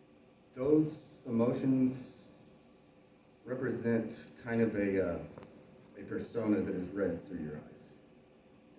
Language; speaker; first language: English; native; English